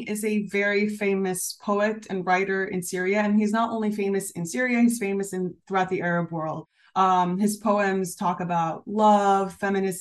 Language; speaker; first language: English; native; English